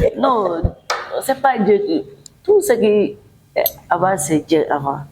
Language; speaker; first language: French; non-native, local second language; Wolof